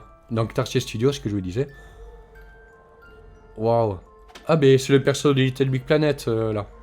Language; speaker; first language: French; native; French